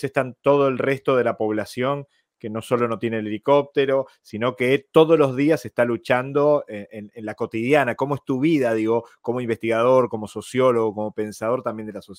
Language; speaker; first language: Spanish; native; Spanish